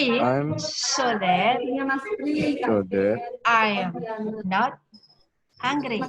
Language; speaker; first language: English; non-native, learner; Indonesian